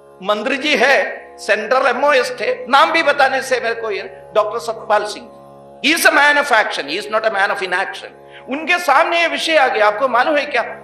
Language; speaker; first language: Hindi; non-native, local second language; Malayalam